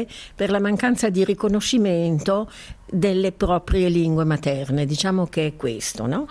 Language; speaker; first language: Italian; native; Italian